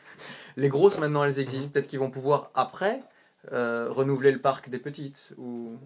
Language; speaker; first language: French; native; French